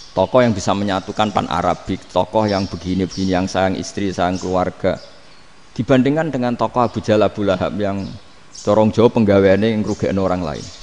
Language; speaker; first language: Indonesian; non-native, local second language; Javanese